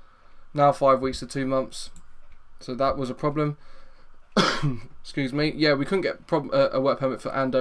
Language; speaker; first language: English; native; English